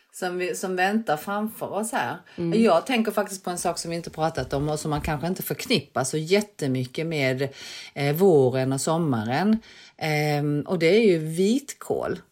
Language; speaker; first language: Swedish; native; Swedish